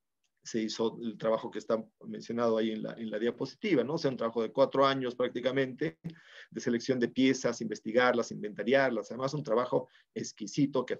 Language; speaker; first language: Spanish; native; Spanish